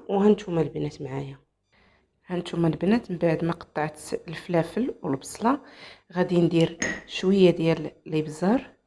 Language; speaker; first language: Arabic; native; Arabic